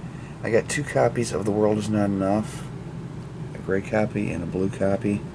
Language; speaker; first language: English; native; English